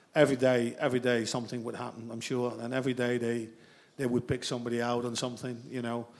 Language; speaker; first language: English; non-native, fluent; Dutch